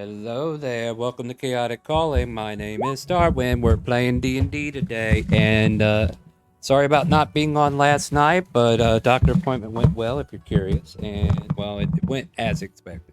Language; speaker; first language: English; native; English